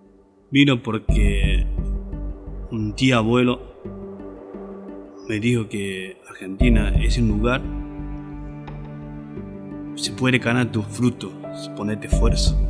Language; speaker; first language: Spanish; non-native, learner; Chinese